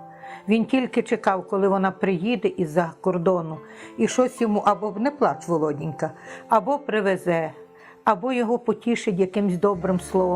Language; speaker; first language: Ukrainian; native; Ukrainian